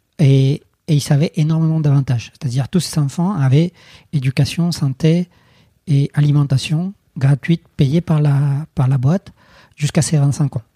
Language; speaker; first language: French; non-native, fluent; Spanish